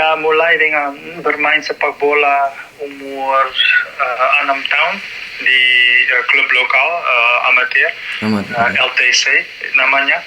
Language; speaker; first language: Indonesian; non-native, learner; Dutch